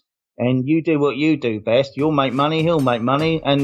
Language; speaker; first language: English; native; English